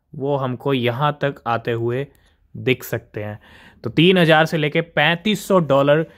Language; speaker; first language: Hindi; native; Hindi